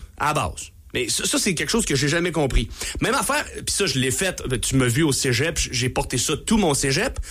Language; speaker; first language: French; native; French